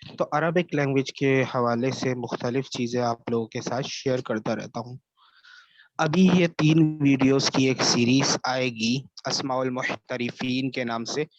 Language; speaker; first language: Urdu; native; Urdu